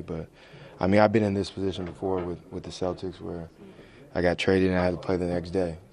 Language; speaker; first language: English; native; English